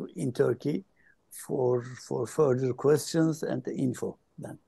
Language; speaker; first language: English; non-native, fluent; Turkish